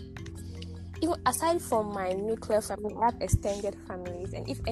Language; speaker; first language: English; non-native, local second language; Ibibio